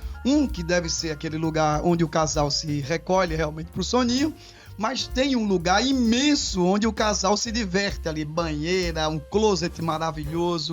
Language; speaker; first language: Portuguese; native; Portuguese